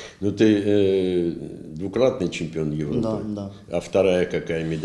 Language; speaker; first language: Russian; native; Russian